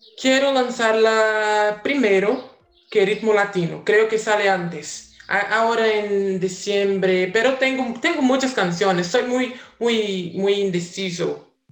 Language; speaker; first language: Spanish; non-native, learner; Portuguese